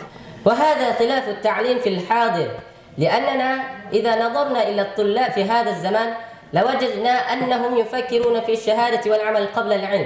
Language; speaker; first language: Arabic; non-native, learner; Indonesian